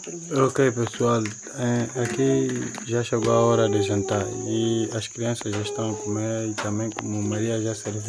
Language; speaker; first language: Portuguese; non-native, local second language; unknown